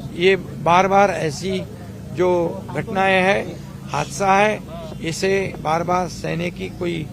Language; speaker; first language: Hindi; non-native, local second language; Marathi